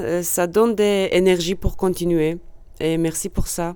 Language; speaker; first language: French; non-native, learner; Georgian